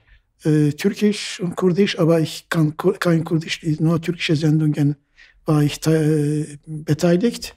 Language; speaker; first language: German; non-native, fluent; Turkish